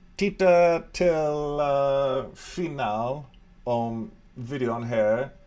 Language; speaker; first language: Swedish; non-native, learner; English